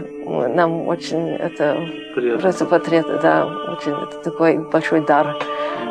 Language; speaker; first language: Russian; non-native, fluent; English